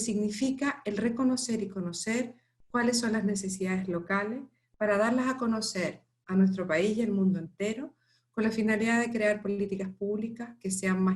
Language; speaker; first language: Spanish; native; Spanish